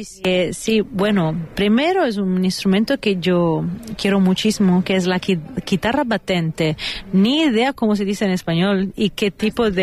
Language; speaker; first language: Spanish; non-native, fluent; Italian